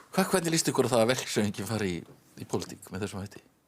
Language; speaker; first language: Icelandic; native; Icelandic